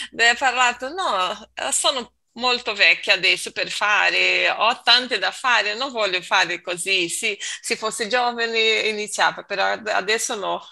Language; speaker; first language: Italian; non-native, learner; Portuguese